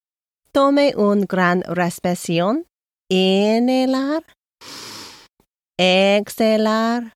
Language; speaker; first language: Spanish; non-native, learner; English